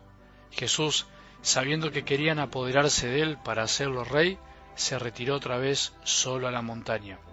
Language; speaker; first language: Spanish; native; Spanish